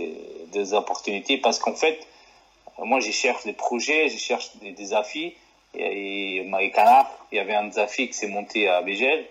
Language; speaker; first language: French; non-native, fluent; Portuguese